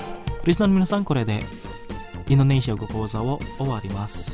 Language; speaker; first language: Japanese; non-native, fluent; Indonesian